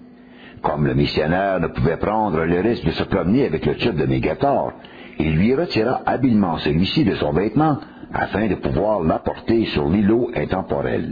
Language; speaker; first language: French; native; French